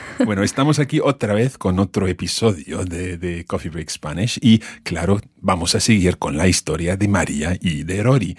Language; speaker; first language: Spanish; non-native, fluent; English